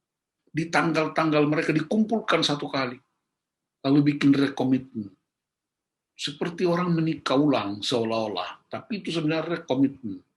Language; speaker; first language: Indonesian; native; Indonesian